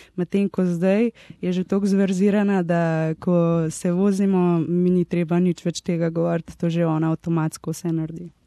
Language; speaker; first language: Slovenian; native; Slovenian